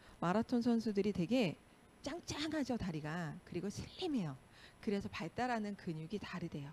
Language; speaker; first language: Korean; native; Korean